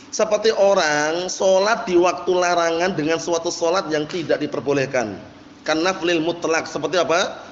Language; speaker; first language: Indonesian; native; Indonesian